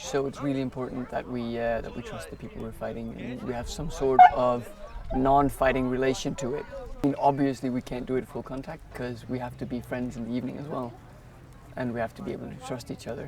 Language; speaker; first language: English; non-native, fluent; Danish